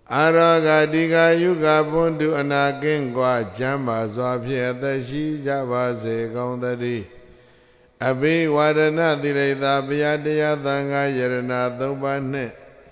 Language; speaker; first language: Burmese; native; Burmese